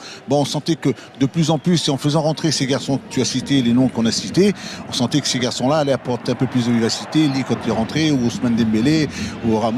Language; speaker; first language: French; native; French